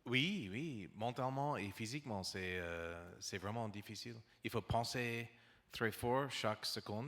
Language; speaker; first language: French; non-native, learner; English